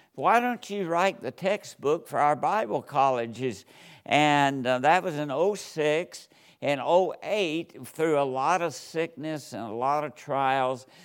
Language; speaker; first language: English; native; English